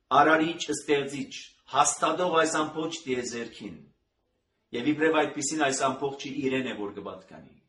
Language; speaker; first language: Armenian; native; Armenian